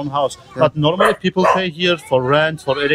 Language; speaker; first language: English; non-native, learner; Turkish